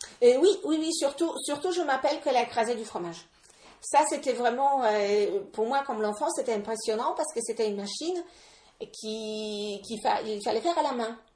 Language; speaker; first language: French; non-native, fluent; Polish